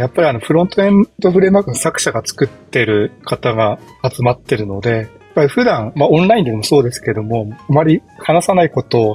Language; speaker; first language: Japanese; native; Japanese